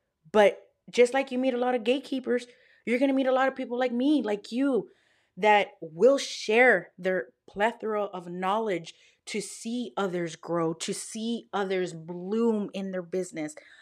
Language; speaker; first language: English; early bilingual, other home language; Spanish